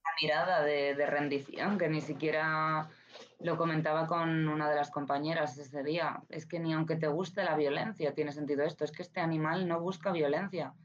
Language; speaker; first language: Spanish; native; Spanish